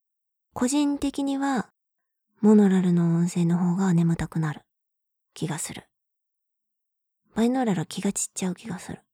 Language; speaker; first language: Japanese; native; Japanese